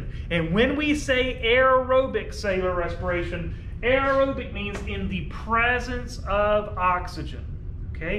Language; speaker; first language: English; native; English